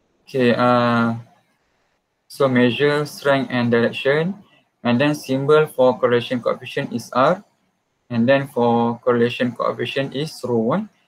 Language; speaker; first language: English; non-native, local second language; Malay